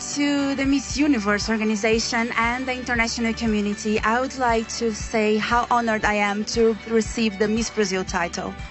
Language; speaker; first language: English; non-native, fluent; Portuguese